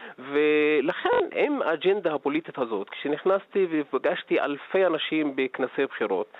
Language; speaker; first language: Hebrew; non-native, local second language; Arabic